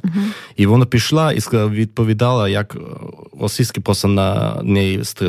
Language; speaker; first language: Ukrainian; non-native, learner; German